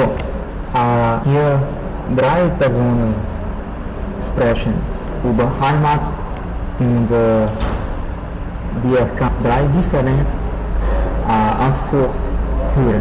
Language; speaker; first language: German; non-native, learner; Portuguese